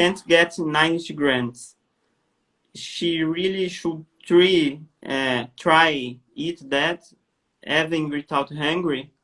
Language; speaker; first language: English; non-native, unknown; Portuguese